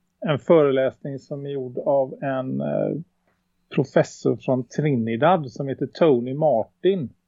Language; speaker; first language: Swedish; native; Swedish